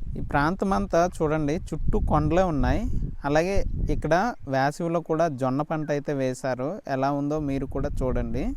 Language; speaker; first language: Telugu; native; Telugu